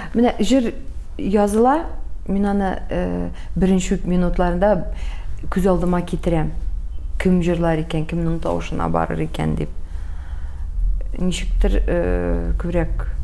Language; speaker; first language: Tatar; native; Tatar